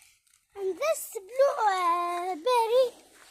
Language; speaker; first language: English; non-native, learner; Arabic